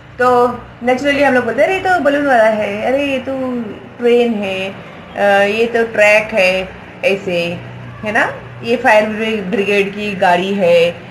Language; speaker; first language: Hindi; non-native, local second language; Marathi